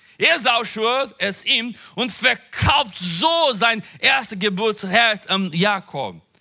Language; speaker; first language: German; non-native, learner; Portuguese